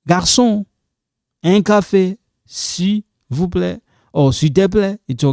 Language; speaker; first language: French; non-native, local second language; Lingala